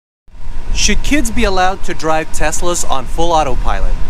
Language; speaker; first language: English; native; English